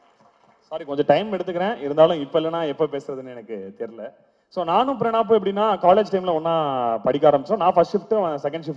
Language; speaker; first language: Tamil; native; Tamil